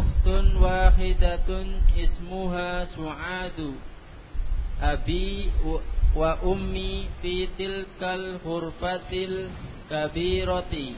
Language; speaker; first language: Arabic; non-native, learner; Indonesian